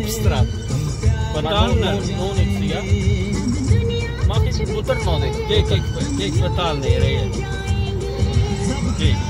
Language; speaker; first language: Dutch; non-native, learner; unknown